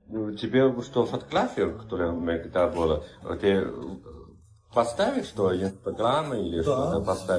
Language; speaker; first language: Russian; non-native, learner; Chinese